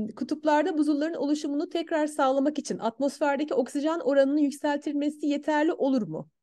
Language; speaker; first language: Turkish; native; Turkish